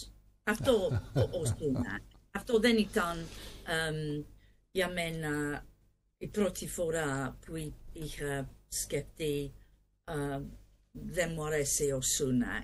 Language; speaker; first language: Greek; non-native, learner; English